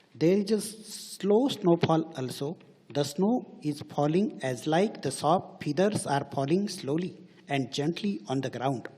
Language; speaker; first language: English; non-native, local second language; Marathi